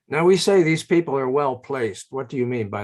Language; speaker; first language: English; native; English